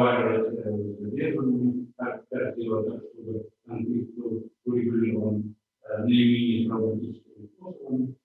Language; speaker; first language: Russian; native; Russian